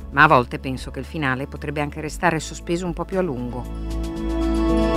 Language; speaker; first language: Italian; native; Italian